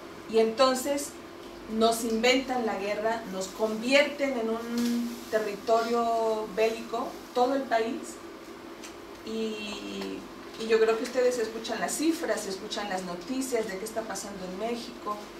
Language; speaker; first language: Spanish; native; Spanish